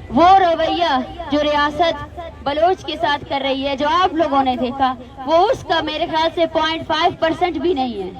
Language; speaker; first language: Urdu; non-native, local second language; Baluchi